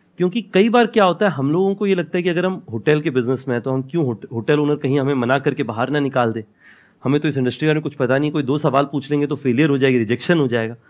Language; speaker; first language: Hindi; non-native, local second language; Odia